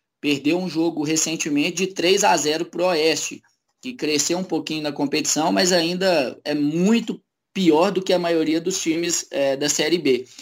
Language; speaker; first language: Portuguese; native; Portuguese